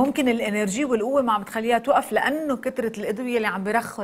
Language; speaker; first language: Arabic; native; Arabic